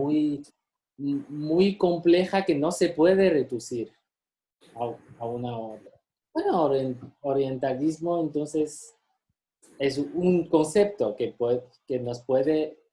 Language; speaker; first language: Spanish; non-native, fluent; Chinese